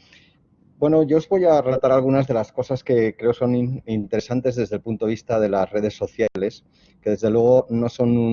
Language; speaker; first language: Spanish; native; Spanish